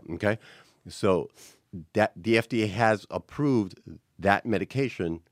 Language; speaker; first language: English; native; English